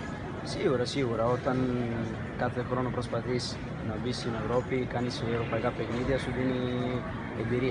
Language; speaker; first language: Greek; non-native, fluent; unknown